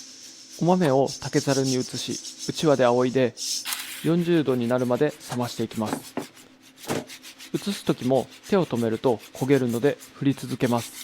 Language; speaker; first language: Japanese; native; Japanese